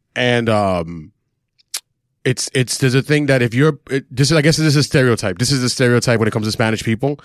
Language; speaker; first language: English; early bilingual, other home language; Italian